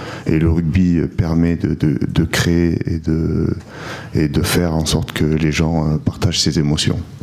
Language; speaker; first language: French; native; French